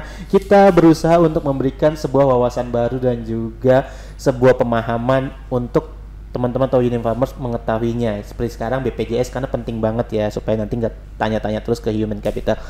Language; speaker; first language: Indonesian; native; Indonesian